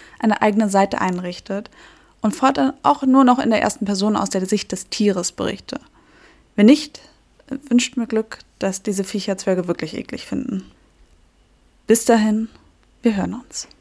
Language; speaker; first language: German; native; German